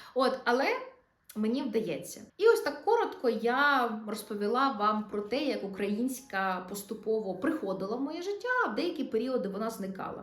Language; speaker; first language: Ukrainian; non-native, local second language; Russian